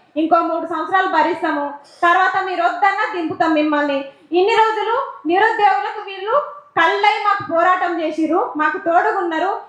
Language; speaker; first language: Telugu; native; Telugu